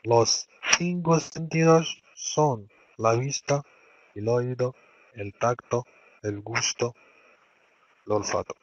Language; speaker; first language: Spanish; non-native, fluent; Arabic